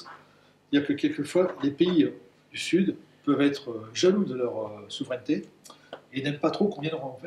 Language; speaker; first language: French; native; French